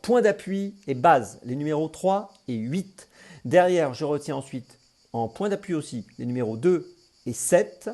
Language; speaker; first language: French; native; French